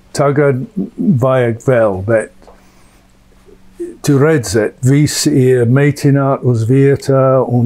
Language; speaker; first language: Latvian; non-native, learner; English